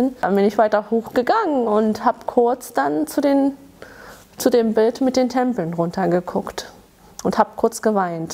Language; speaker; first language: German; early bilingual, other home language; Tamil